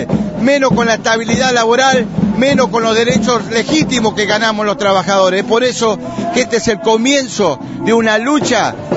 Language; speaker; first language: Spanish; native; Spanish